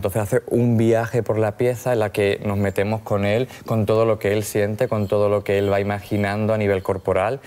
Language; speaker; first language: Spanish; native; Spanish